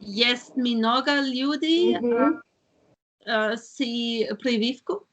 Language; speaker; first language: Russian; non-native, learner; German